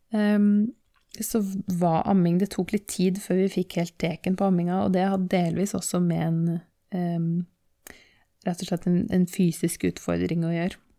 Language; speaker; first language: Norwegian; native; Norwegian